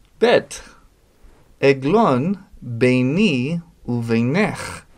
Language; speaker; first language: Hebrew; non-native, learner; English